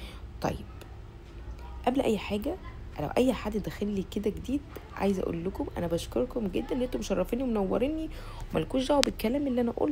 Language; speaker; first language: Arabic; native; Arabic